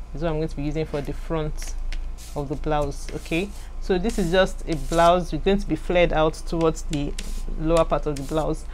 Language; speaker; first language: English; non-native, local second language; Igbo